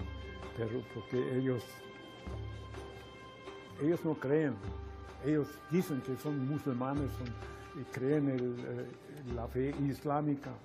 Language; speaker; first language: Spanish; non-native, fluent; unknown